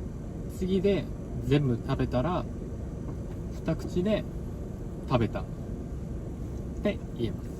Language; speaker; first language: Japanese; native; Japanese